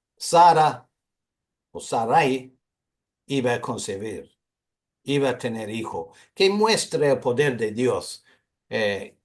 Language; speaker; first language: Spanish; non-native, fluent; English